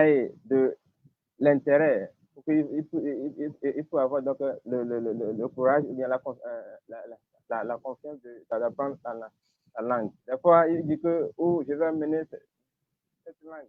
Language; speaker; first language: French; non-native, fluent; Ewe